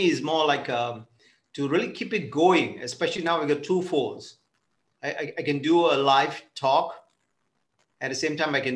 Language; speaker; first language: English; non-native, local second language; Tamil